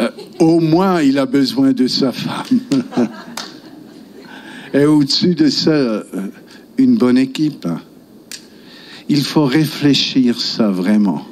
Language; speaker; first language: French; non-native, local second language; German